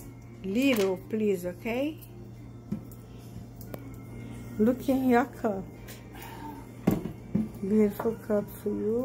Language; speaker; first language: English; non-native, learner; Portuguese